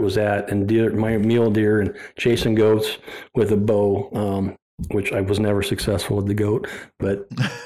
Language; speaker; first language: English; native; English